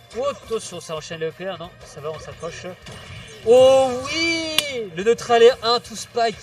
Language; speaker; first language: French; native; French